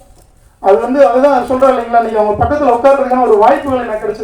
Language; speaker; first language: Tamil; native; Tamil